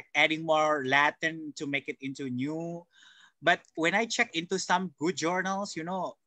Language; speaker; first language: English; non-native, fluent; Indonesian